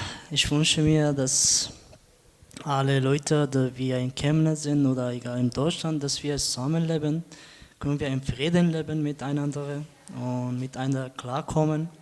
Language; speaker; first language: German; non-native, learner; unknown